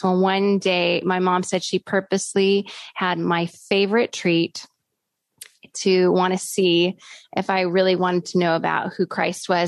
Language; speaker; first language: English; native; English